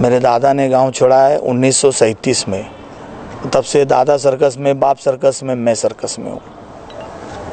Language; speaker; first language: Hindi; native; Hindi